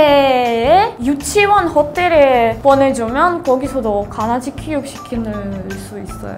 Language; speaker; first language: Korean; non-native, fluent; Russian